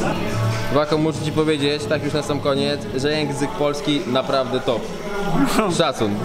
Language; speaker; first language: Polish; native; Polish